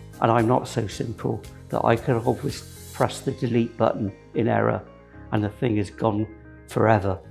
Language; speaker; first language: English; native; English